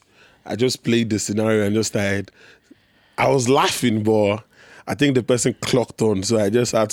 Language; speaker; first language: English; non-native, local second language; Igbo